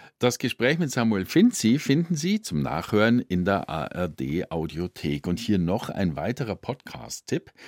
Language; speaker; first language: German; native; German